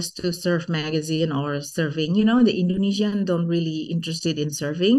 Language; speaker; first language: English; non-native, fluent; Sundanese